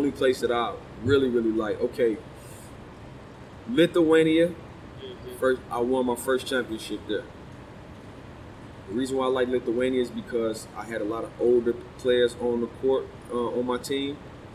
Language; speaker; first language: English; native; English